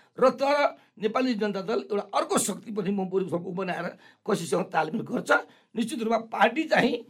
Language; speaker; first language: Nepali; non-native, local second language; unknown